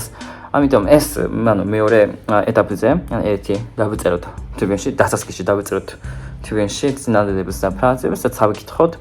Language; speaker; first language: Georgian; non-native, fluent; Japanese